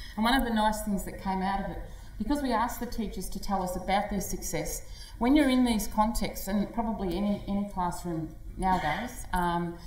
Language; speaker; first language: English; native; English